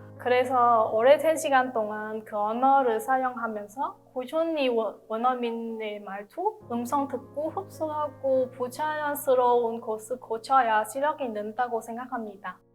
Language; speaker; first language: Korean; non-native, fluent; Vietnamese